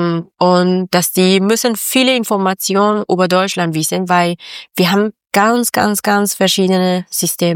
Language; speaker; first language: German; non-native, learner; Persian